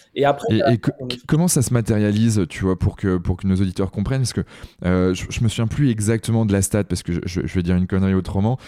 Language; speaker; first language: French; native; French